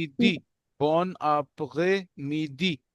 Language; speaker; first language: French; non-native, learner; Urdu